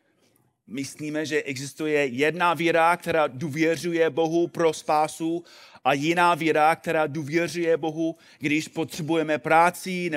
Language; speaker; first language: Czech; non-native, fluent; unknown